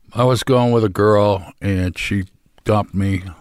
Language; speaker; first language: English; native; English